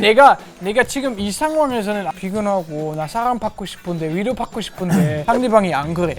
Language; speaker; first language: Korean; non-native, fluent; German